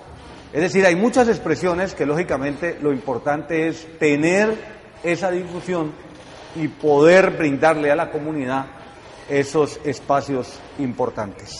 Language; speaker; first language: Spanish; native; Spanish